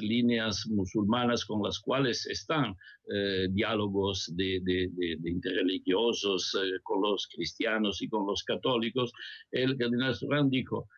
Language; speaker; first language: Spanish; non-native, fluent; Italian